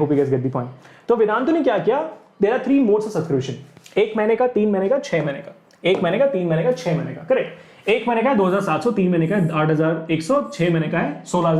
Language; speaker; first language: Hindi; native; Hindi